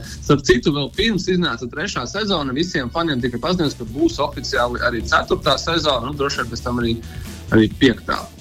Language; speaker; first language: Latvian; non-native, local second language; Russian